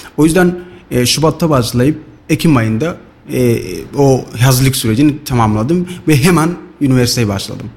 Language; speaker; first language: Turkish; non-native, fluent; Somali